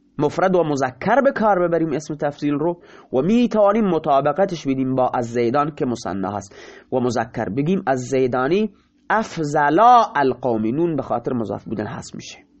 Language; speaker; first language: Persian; non-native, local second language; Baluchi